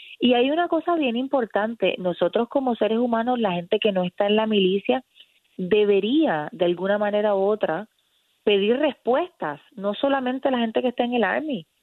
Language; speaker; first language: Spanish; native; Spanish